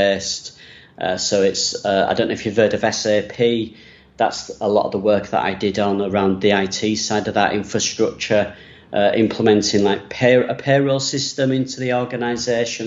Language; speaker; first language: English; native; English